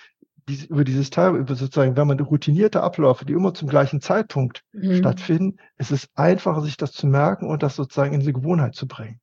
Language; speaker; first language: German; native; German